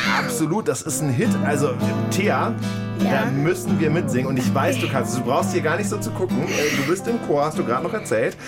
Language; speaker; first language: German; native; German